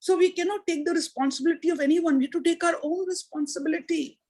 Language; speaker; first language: English; non-native, local second language; Punjabi